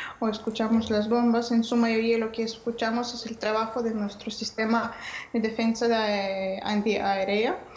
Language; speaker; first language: Spanish; non-native, fluent; Ukrainian